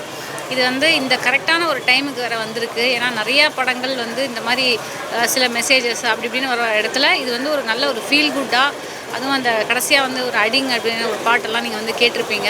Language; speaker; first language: Tamil; native; Tamil